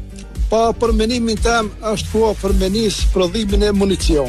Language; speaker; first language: Albanian; native; Albanian